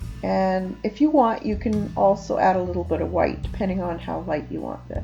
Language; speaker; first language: English; native; English